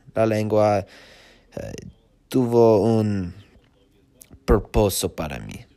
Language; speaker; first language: Spanish; non-native, learner; English